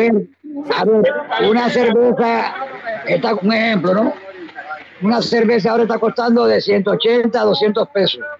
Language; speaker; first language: Spanish; native; Spanish